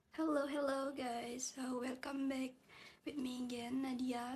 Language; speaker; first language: English; non-native, learner; Indonesian